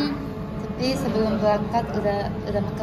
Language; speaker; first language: Indonesian; non-native, fluent; Japanese